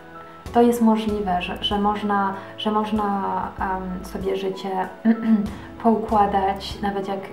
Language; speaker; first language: Polish; early bilingual, heritage; Polish